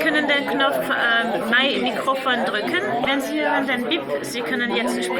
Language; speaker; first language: German; non-native, learner; French